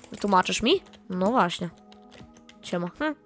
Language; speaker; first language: Polish; native; Polish